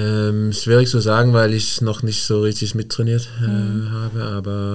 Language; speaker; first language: German; non-native, fluent; Danish